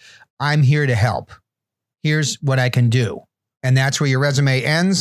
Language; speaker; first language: English; native; English